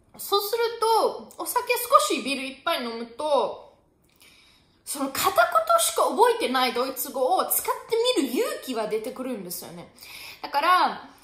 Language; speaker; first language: Japanese; non-native, fluent; German